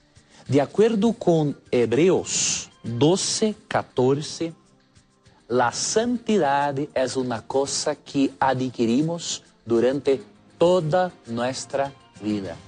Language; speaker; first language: Spanish; non-native, fluent; Portuguese